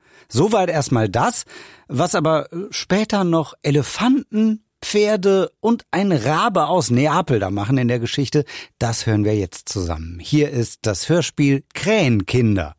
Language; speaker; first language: German; native; German